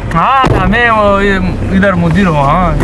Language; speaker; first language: Hindi; non-native, fluent; Pashto